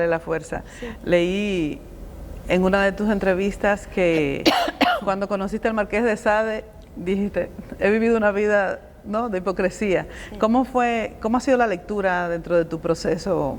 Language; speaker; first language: Spanish; native; Spanish